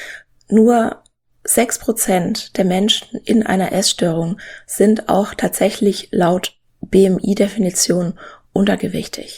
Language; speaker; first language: German; native; German